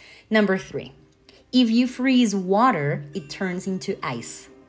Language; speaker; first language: English; non-native, fluent; Spanish